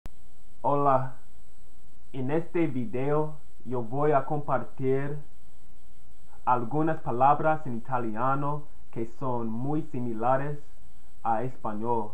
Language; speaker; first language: Spanish; non-native, learner; English